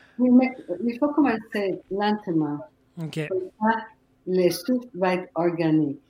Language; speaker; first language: French; non-native, fluent; Spanish